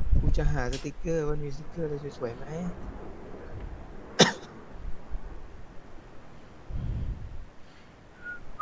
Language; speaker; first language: Thai; native; Thai